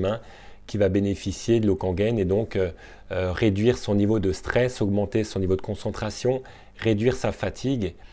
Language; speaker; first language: French; native; French